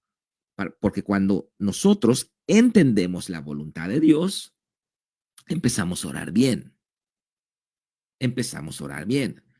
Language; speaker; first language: Spanish; native; Spanish